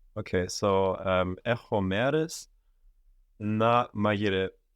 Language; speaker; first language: Greek; non-native, learner; English